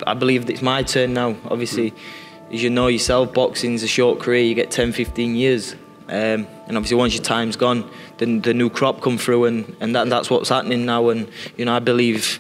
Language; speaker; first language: English; native; English